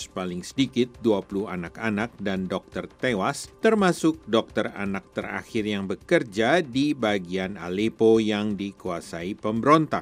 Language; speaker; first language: Indonesian; native; Indonesian